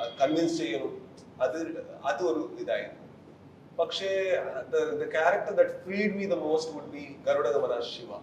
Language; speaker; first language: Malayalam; non-native, learner; Kannada